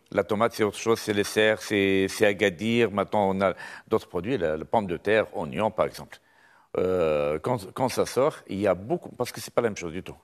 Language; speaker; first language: French; non-native, local second language; Arabic